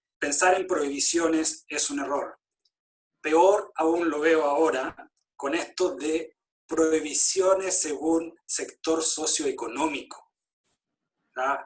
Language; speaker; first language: Spanish; native; Spanish